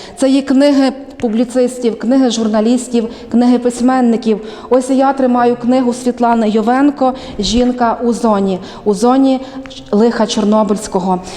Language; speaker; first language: Ukrainian; native; Ukrainian